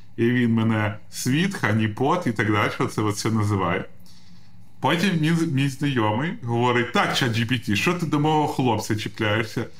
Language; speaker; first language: Ukrainian; non-native, local second language; Russian